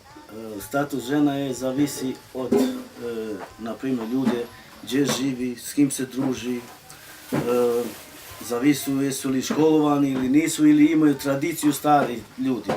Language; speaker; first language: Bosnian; non-native, local second language; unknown